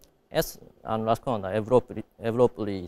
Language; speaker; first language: Georgian; non-native, fluent; Japanese